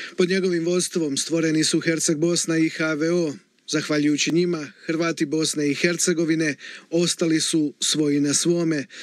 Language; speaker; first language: Croatian; native; Croatian